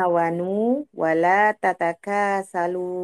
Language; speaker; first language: Arabic; non-native, learner; Indonesian